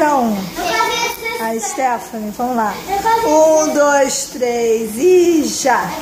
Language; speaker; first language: Portuguese; native; Portuguese